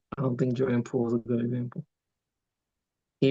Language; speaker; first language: English; native; English